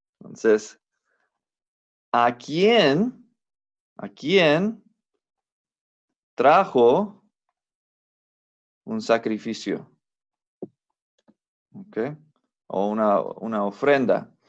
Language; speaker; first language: Spanish; non-native, fluent; English